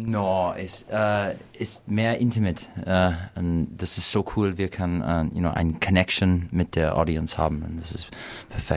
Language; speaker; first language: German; non-native, learner; English